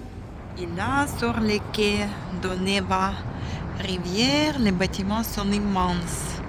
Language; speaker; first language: French; non-native, fluent; Russian